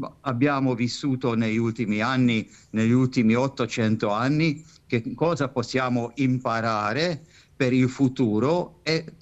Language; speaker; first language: Italian; non-native, fluent; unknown